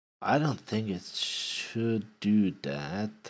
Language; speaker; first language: English; non-native, fluent; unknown